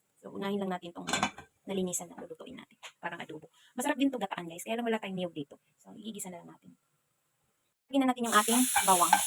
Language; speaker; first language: Filipino; non-native, local second language; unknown